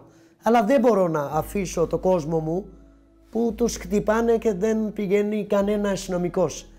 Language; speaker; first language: Greek; non-native, fluent; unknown